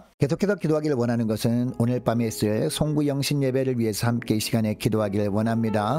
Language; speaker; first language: Korean; native; Korean